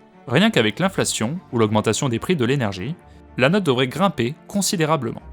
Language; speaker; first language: French; native; French